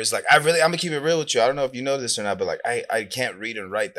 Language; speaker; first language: English; non-native, fluent; Persian